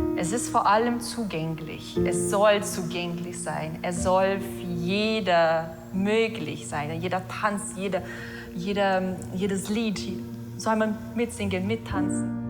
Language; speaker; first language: German; non-native, fluent; Portuguese